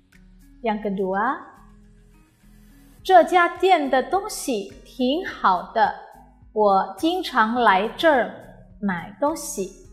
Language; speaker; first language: Chinese; non-native, fluent; Indonesian